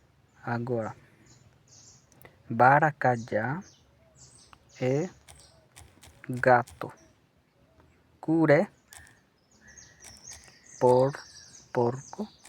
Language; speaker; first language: Portuguese; non-native, local second language; Guarani